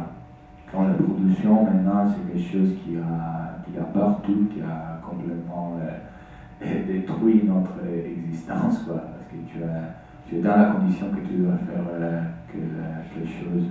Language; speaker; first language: French; non-native, fluent; Italian